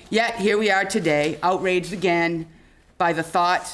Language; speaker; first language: English; native; English